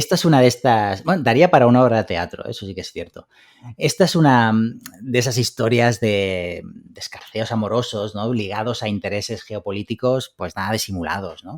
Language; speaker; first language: Spanish; native; Spanish